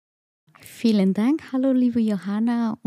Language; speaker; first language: German; non-native, learner; Persian